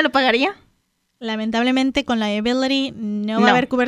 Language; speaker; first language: Spanish; native; Spanish